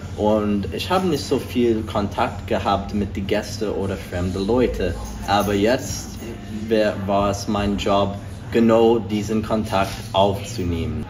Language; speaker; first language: German; non-native, fluent; English